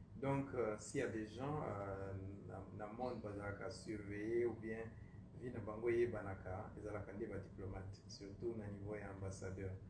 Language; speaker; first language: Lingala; non-native, local second language; Kinyarwanda